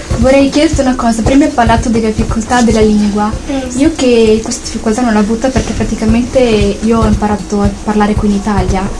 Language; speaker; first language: Italian; early bilingual, other home language; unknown